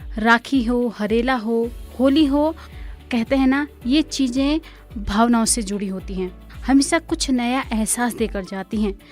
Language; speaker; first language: Hindi; native; Hindi